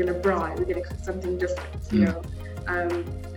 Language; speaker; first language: English; native; English